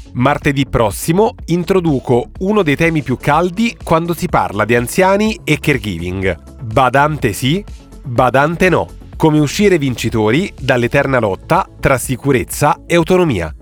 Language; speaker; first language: Italian; native; Italian